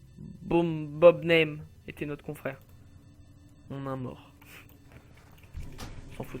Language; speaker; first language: French; native; French